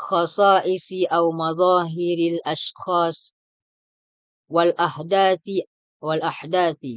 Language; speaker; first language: Arabic; non-native, learner; Indonesian